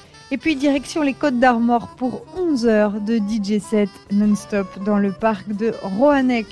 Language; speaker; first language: French; native; French